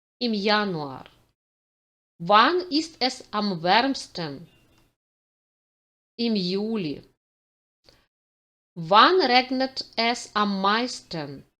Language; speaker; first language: German; non-native, fluent; Ukrainian